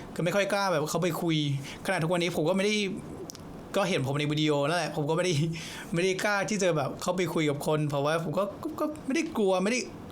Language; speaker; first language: Thai; non-native, fluent; English